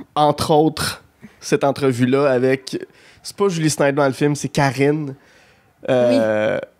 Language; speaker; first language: French; native; French